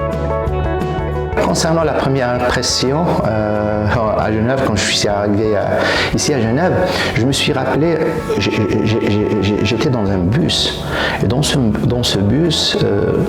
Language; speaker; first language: French; non-native, local second language; Arabic